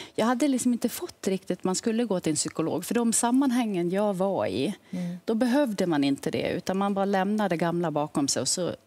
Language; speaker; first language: Swedish; native; Swedish